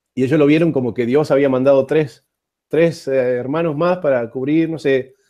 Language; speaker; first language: Spanish; native; Spanish